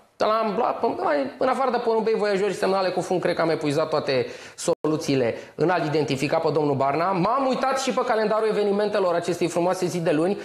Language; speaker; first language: Romanian; native; Romanian